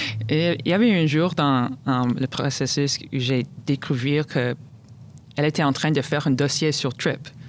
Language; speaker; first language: French; non-native, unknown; English